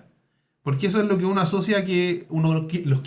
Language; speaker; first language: Spanish; native; Spanish